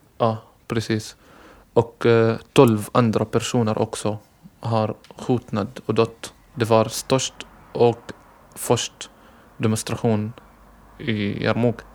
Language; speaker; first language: Swedish; non-native, learner; Arabic